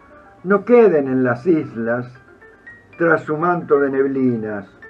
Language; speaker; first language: Spanish; native; Spanish